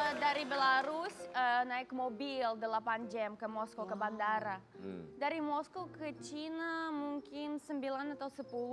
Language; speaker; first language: Indonesian; non-native, learner; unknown